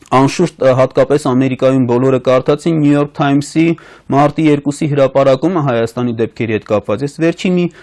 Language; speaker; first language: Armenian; native; Armenian